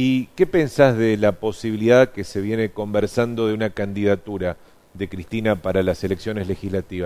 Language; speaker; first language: Spanish; native; Spanish